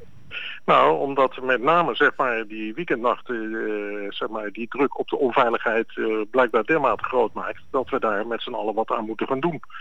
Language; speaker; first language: Dutch; native; Dutch